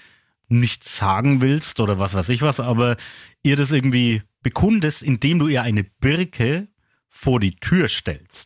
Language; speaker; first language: German; native; German